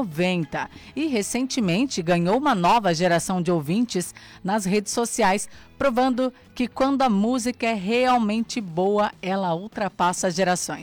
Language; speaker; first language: Portuguese; native; Portuguese